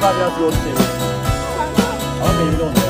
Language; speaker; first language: Turkish; native; Turkish